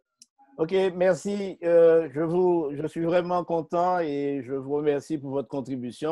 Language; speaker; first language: French; native; French